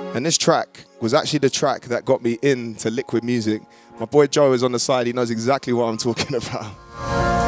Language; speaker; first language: English; native; English